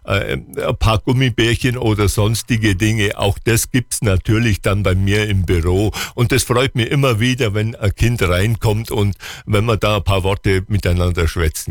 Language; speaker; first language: German; native; German